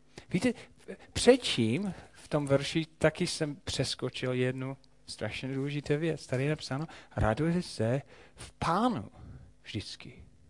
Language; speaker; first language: Czech; non-native, fluent; English